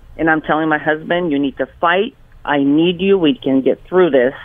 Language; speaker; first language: English; early bilingual, other home language; Spanish